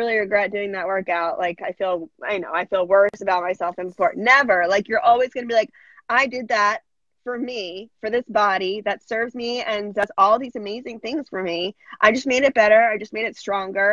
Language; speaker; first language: English; native; English